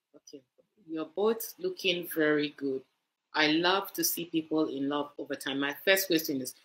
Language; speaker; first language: English; non-native, local second language; Igbo